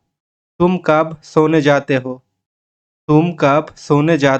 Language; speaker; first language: Hindi; non-native, learner; Bangla